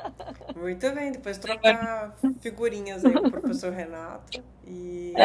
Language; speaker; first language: Portuguese; native; Portuguese